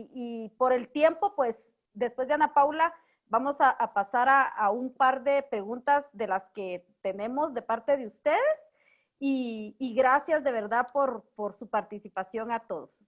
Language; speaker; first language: Spanish; native; Spanish